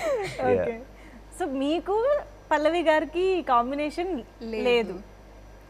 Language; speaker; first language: Telugu; native; Telugu